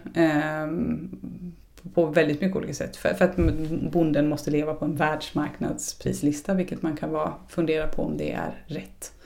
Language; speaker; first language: Swedish; native; Swedish